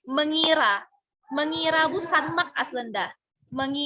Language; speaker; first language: Indonesian; non-native, fluent; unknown